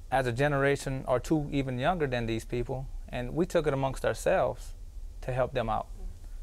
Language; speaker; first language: English; native; English